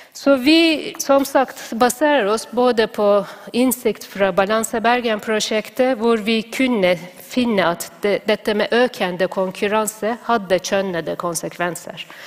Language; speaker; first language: Norwegian; non-native, fluent; Turkish